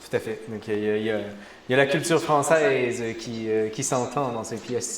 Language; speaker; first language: French; native; French